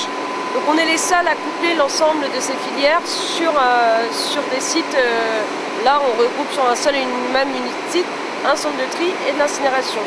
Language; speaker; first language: French; native; French